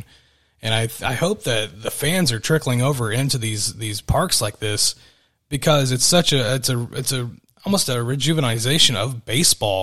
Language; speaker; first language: English; native; English